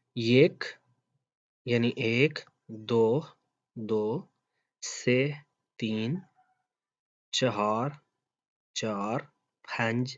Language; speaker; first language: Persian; non-native, fluent; Urdu